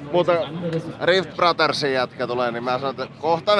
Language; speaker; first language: Finnish; native; Finnish